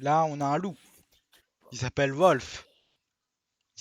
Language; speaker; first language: French; native; French